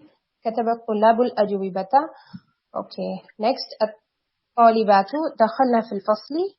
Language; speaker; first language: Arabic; non-native, fluent; Urdu